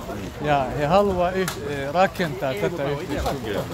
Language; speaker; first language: Finnish; non-native, learner; Central Kurdish